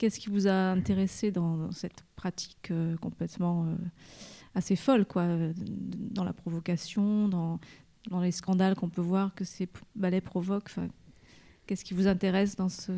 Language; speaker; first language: French; native; French